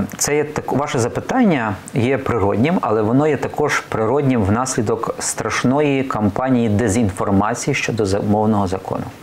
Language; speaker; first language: Ukrainian; native; Ukrainian